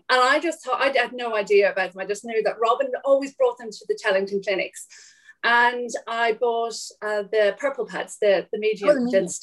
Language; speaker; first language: English; native; English